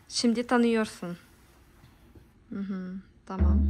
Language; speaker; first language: Turkish; non-native, learner; Yakut